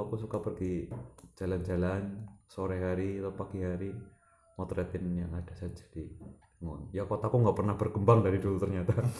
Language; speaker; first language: Indonesian; non-native, local second language; Javanese